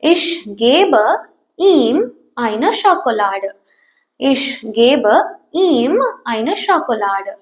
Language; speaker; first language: German; non-native, learner; Tamil